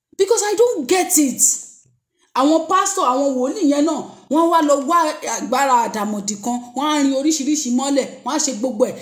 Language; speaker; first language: Yoruba; native; Yoruba